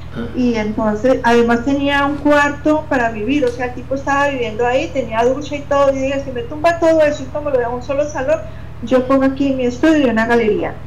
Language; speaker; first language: Spanish; native; Spanish